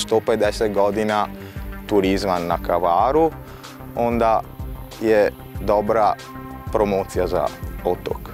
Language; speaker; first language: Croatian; non-native, learner; Italian